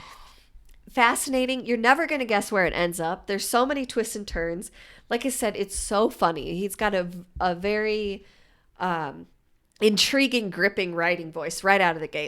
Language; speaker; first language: English; native; English